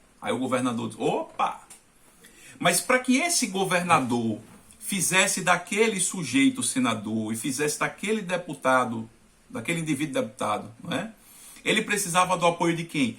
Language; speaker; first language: Portuguese; native; Portuguese